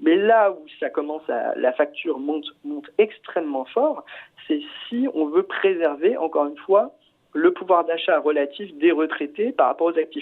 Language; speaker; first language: French; native; French